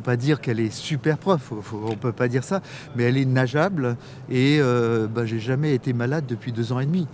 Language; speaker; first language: French; native; French